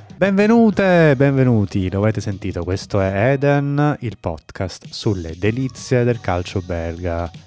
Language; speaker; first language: Italian; native; Italian